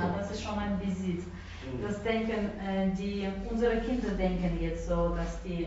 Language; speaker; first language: German; non-native, fluent; Russian